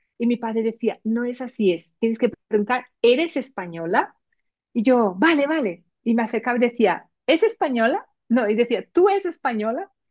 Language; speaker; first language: Spanish; early bilingual, heritage; Spanish